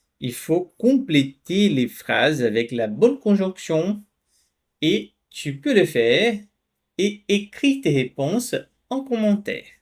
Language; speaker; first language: French; non-native, fluent; Portuguese